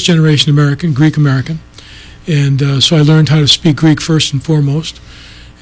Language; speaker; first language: English; non-native, local second language; Greek